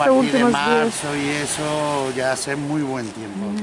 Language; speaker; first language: Spanish; native; Spanish